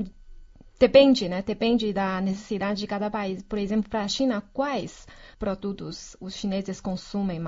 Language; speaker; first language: Portuguese; non-native, fluent; Chinese